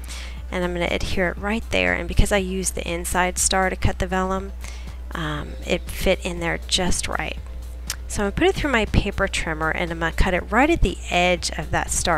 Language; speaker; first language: English; native; English